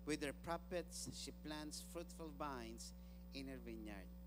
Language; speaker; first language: English; non-native, local second language; Filipino